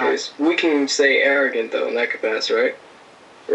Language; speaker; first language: English; native; English